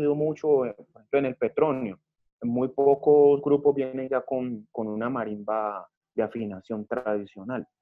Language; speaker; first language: Spanish; native; Spanish